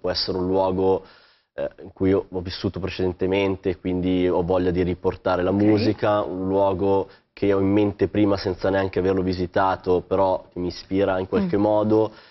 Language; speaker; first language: Italian; native; Italian